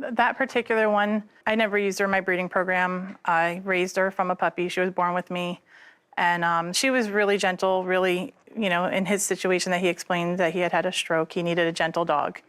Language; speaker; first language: English; native; English